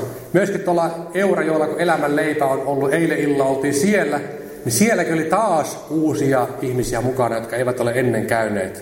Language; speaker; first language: Finnish; native; Finnish